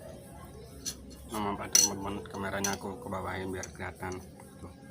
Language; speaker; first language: Indonesian; native; Indonesian